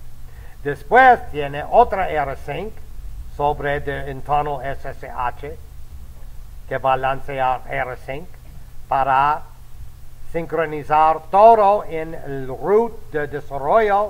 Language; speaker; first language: Spanish; non-native, fluent; English